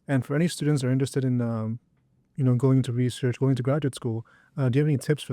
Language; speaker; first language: English; native; English